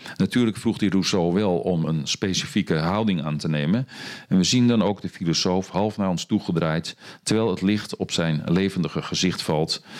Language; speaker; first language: Dutch; native; Dutch